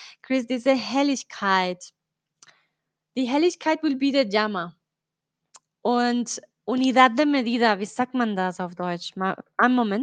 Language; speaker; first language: German; non-native, learner; Spanish